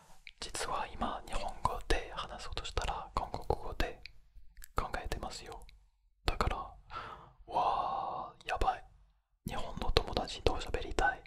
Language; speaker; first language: Japanese; non-native, fluent; French